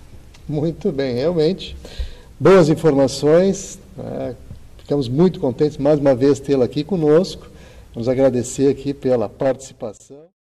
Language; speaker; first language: Portuguese; native; Portuguese